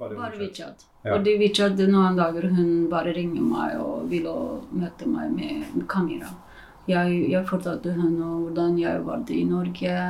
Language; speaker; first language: Norwegian; non-native, learner; Uyghur